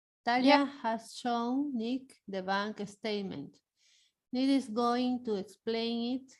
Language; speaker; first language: English; non-native, learner; Spanish